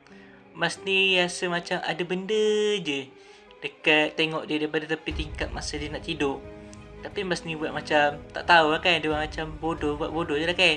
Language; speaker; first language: Malay; native; Malay